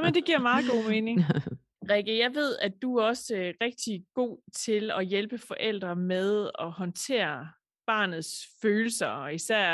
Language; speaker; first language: Danish; native; Danish